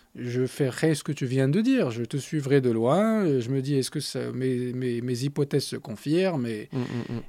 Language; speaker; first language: French; non-native, local second language; Tachelhit